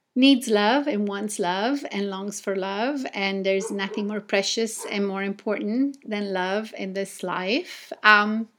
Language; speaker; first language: English; non-native, fluent; Italian